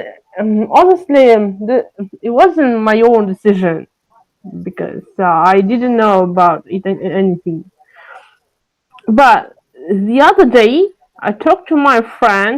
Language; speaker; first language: English; non-native, learner; French